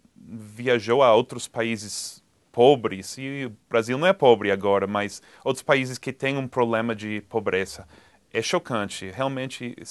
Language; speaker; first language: Portuguese; non-native, fluent; English